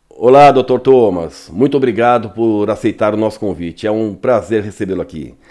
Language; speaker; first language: Portuguese; native; Portuguese